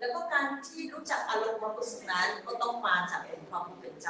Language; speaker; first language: Thai; native; Thai